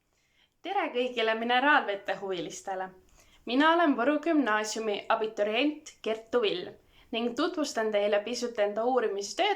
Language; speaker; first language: Estonian; native; Estonian